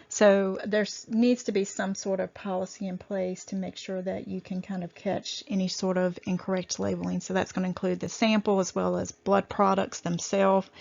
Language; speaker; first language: English; native; English